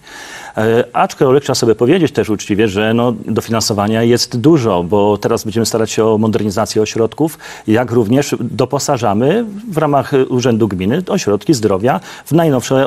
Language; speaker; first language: Polish; native; Polish